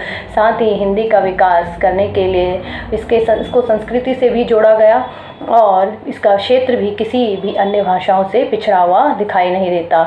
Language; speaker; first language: Hindi; native; Hindi